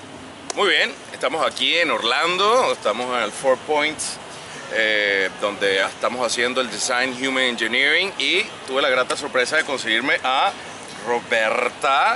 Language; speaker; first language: Spanish; native; Spanish